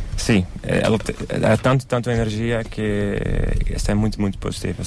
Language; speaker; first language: Portuguese; non-native, learner; Dutch